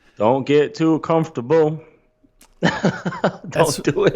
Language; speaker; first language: English; native; English